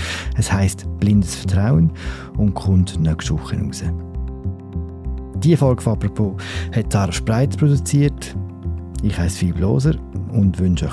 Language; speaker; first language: German; native; German